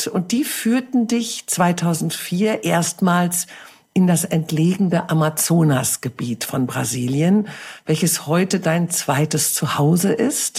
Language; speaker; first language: German; native; German